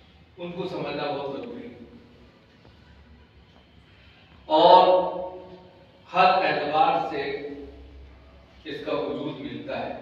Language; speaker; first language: Urdu; native; Urdu